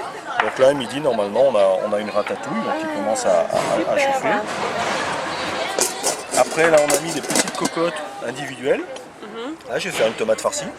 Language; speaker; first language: French; native; French